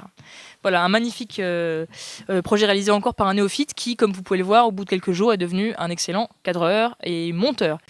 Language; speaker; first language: French; native; French